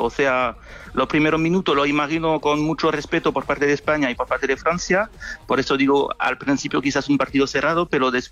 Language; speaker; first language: Spanish; non-native, fluent; French